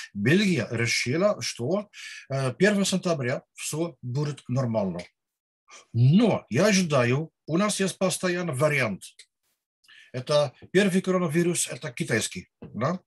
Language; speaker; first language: Russian; non-native, learner; Dutch